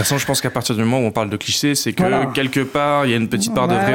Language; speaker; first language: French; native; French